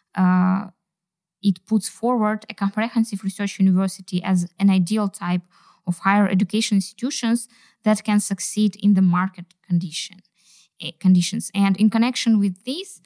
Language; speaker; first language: English; non-native, fluent; Kazakh